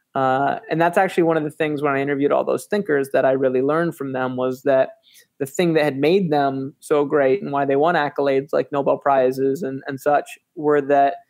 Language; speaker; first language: English; native; English